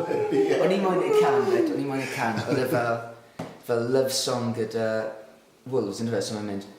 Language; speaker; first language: Welsh; native; Welsh